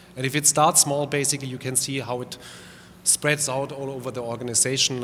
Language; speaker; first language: English; non-native, fluent; German